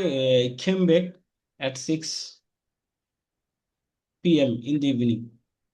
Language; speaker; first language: English; non-native, learner; Bangla